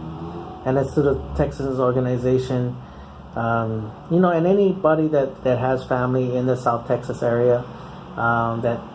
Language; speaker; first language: English; native; English